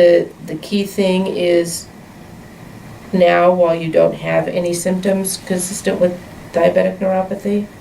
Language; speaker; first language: English; native; English